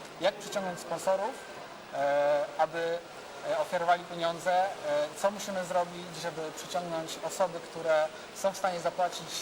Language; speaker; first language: Polish; native; Polish